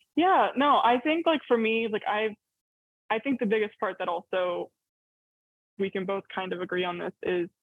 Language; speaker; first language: English; early bilingual, other home language; Arabic